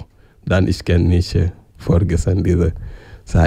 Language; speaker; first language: German; non-native, learner; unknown